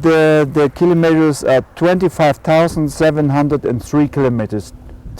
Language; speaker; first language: English; non-native, learner; German